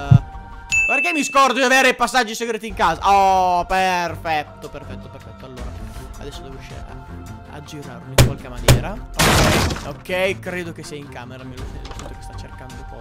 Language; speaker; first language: Italian; native; Italian